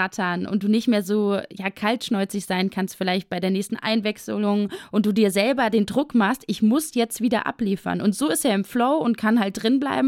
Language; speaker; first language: German; native; German